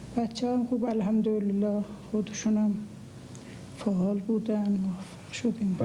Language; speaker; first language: Persian; non-native, local second language; Azerbaijani